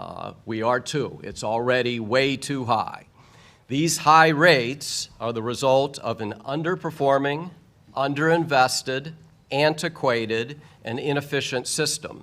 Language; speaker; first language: English; native; English